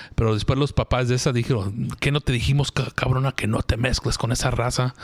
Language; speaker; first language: Spanish; early bilingual, heritage; Spanish